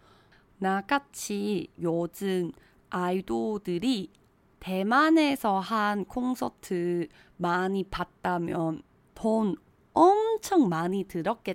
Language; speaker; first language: Korean; non-native, fluent; Chinese